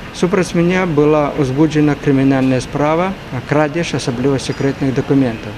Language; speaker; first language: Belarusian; native; Belarusian